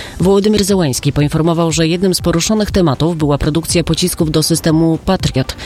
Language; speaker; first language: Polish; native; Polish